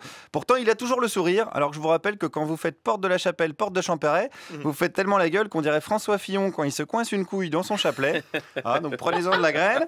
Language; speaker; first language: French; native; French